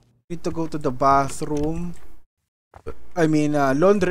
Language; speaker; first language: English; non-native, local second language; Filipino